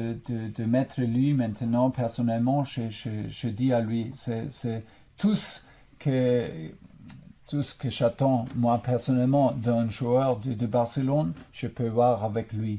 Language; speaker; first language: French; non-native, fluent; German